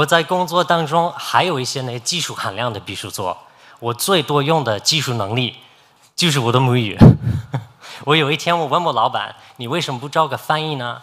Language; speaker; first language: Chinese; non-native, fluent; English